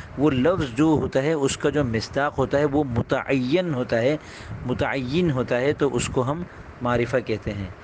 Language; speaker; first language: Urdu; native; Urdu